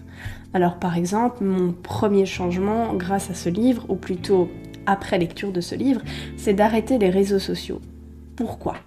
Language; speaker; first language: French; native; French